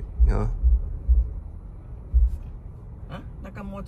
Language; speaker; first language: Chinese; non-native, local second language; Cantonese